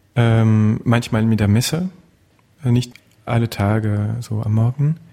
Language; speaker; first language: German; non-native, fluent; French